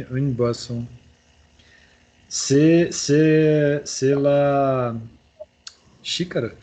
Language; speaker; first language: French; non-native, learner; Portuguese